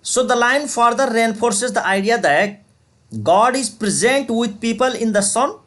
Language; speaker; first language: English; non-native, local second language; Nepali